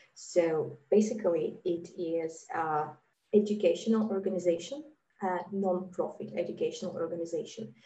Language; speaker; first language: English; non-native, fluent; Latvian